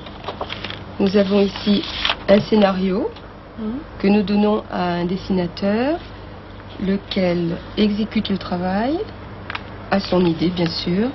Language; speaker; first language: French; native; French